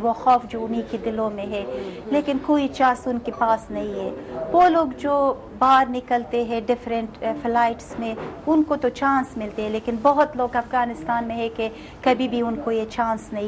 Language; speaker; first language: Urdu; non-native, fluent; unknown